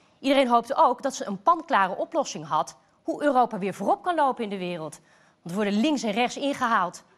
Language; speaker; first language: Dutch; native; Dutch